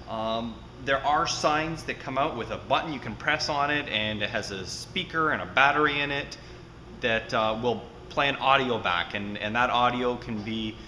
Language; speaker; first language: English; native; English